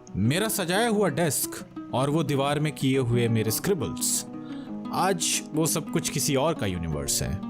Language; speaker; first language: Hindi; non-native, local second language; Bangla